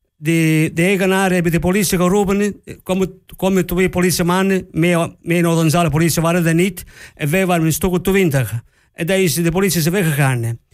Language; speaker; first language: Dutch; non-native, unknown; Italian